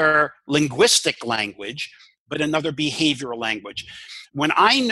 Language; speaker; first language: English; native; English